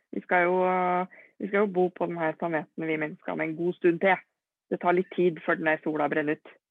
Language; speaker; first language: Norwegian; native; Norwegian